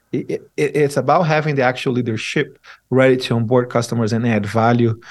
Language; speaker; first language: English; non-native, fluent; Portuguese